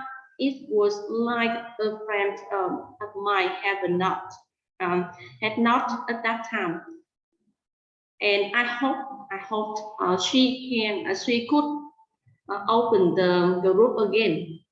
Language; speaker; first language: English; non-native, fluent; Vietnamese